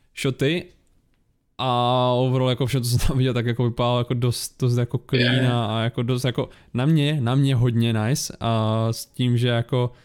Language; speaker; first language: Czech; native; Czech